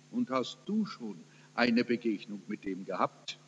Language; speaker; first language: German; early bilingual, heritage; German